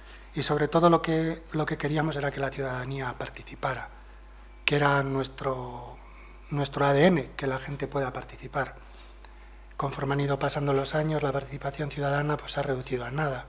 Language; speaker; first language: Spanish; non-native, local second language; Basque